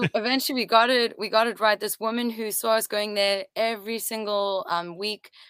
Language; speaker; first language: English; early bilingual, other home language; French